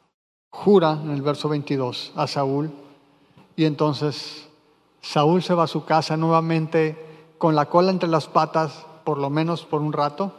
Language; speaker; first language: Spanish; native; Spanish